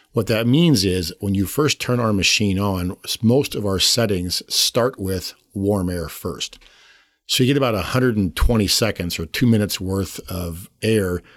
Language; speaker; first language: English; native; English